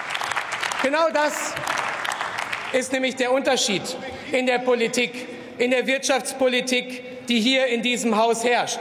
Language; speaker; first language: German; native; German